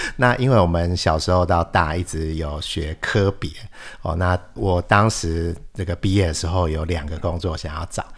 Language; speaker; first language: Chinese; native; Chinese